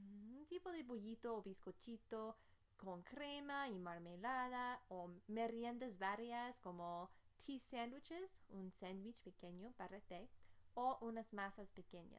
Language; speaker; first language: Spanish; non-native, fluent; English